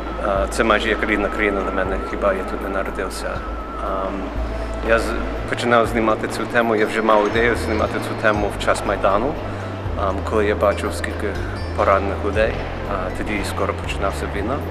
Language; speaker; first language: Ukrainian; early bilingual, heritage; English